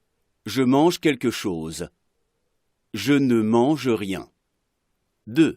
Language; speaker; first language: French; non-native, fluent; Arabic